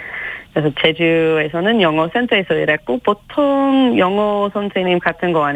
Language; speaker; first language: Korean; non-native, fluent; English